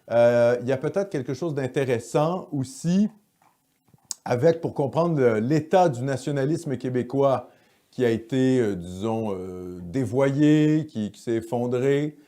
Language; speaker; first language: French; native; French